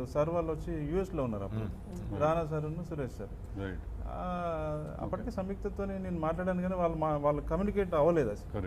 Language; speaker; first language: Telugu; native; Telugu